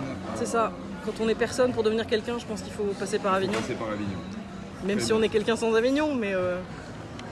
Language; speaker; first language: French; native; French